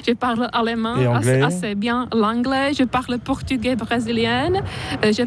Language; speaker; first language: French; non-native, fluent; Czech